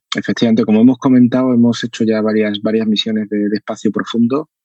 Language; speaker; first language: Spanish; native; Spanish